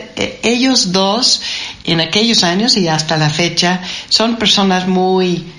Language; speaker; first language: Spanish; non-native, fluent; English